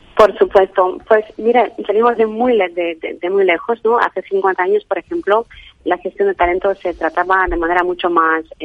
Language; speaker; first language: Spanish; non-native, fluent; Romanian